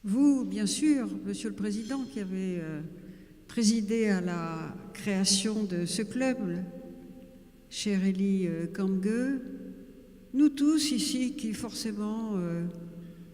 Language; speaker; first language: French; native; French